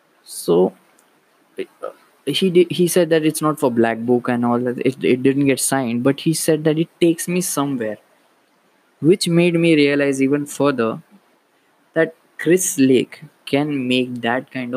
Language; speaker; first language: English; non-native, local second language; Marathi